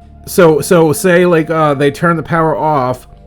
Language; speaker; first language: English; native; English